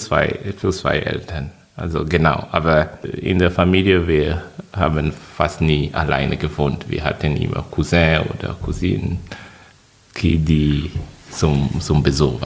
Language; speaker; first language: German; non-native, fluent; French